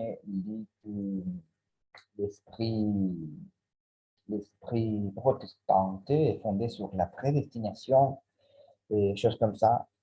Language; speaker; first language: French; non-native, learner; Spanish